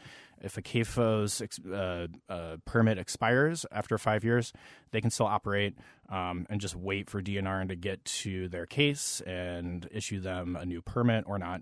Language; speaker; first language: English; native; English